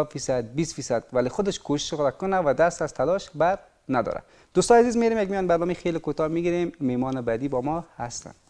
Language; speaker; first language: Persian; native; Persian